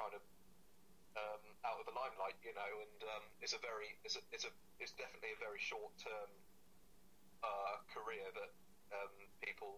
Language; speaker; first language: English; native; English